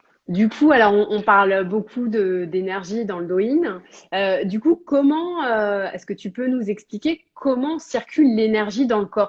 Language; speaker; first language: French; native; French